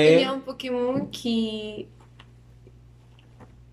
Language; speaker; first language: French; non-native, learner; Spanish